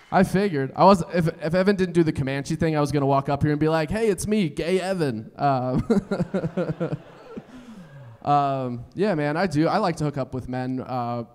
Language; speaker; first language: English; native; English